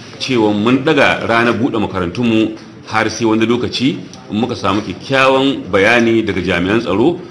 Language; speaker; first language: Hausa; native; Hausa